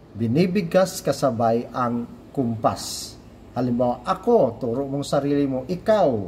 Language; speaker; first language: Filipino; non-native, local second language; Cebuano